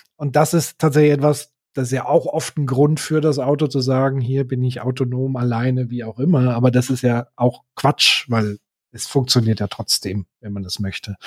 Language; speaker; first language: German; native; German